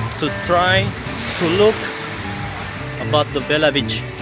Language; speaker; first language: English; non-native, learner; Indonesian